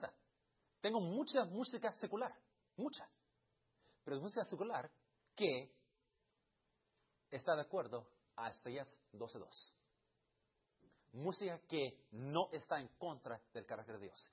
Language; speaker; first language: Spanish; early bilingual, heritage; Spanish